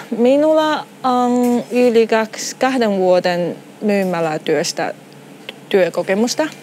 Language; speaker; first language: Finnish; non-native, learner; Chinese